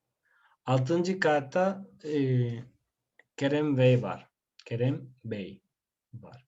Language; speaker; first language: Turkish; non-native, fluent; Spanish